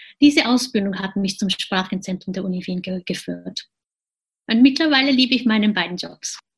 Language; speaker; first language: German; non-native, fluent; Japanese